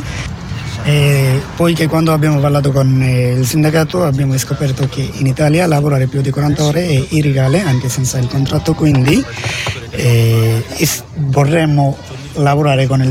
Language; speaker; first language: Italian; non-native, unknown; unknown